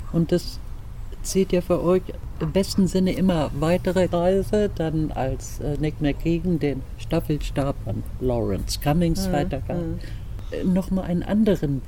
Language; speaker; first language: German; native; German